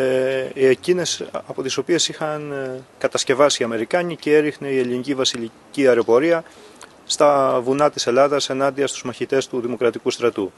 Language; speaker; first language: Greek; native; Greek